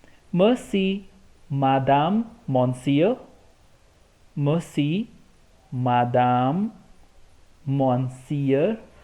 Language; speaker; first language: French; non-native, fluent; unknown